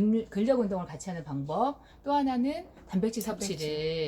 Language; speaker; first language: Korean; native; Korean